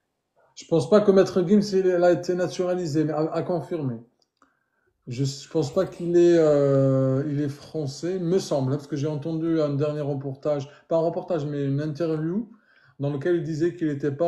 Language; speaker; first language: French; native; French